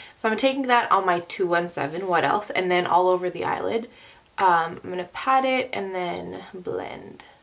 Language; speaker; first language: English; early bilingual, other home language; Arabic